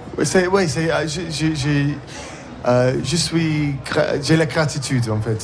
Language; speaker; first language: French; non-native, learner; English